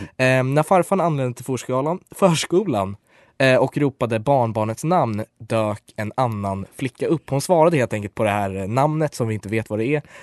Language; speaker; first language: Swedish; native; Swedish